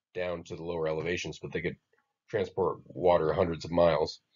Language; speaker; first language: English; native; English